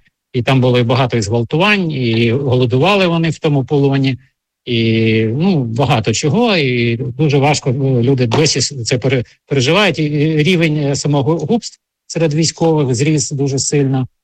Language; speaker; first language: Ukrainian; native; Ukrainian